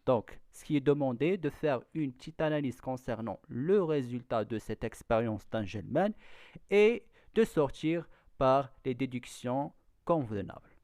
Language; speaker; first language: French; non-native, local second language; Arabic